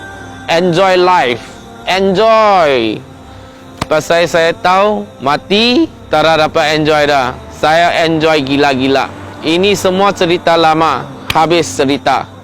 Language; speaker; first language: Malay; non-native, local second language; Chinese